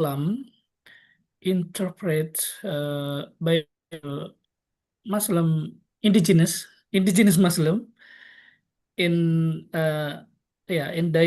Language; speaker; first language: English; non-native, local second language; Indonesian